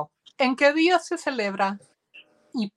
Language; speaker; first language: Spanish; early bilingual, heritage; Spanish